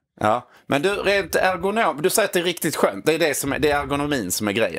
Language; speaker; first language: Swedish; native; Swedish